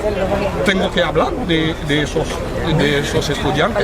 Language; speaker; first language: Spanish; non-native, fluent; Haitian Creole